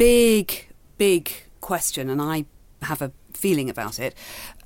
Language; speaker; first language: English; native; English